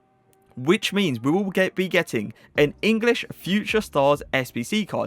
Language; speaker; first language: English; native; English